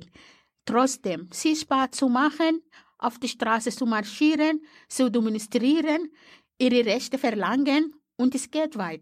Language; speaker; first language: German; non-native, fluent; Arabic